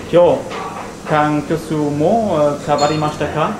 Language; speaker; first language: Japanese; non-native, learner; German